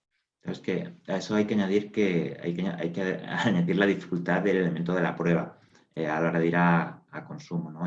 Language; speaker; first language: Spanish; native; Spanish